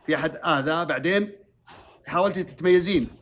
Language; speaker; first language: Arabic; native; Arabic